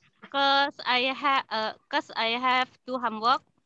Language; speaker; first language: English; non-native, learner; Indonesian